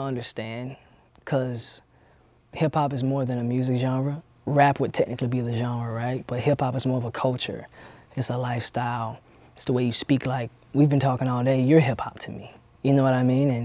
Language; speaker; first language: English; native; English